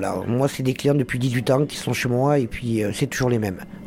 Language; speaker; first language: French; native; French